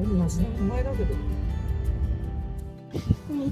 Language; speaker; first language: Japanese; native; Japanese